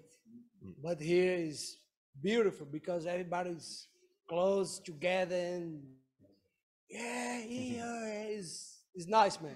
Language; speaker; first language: English; non-native, learner; Portuguese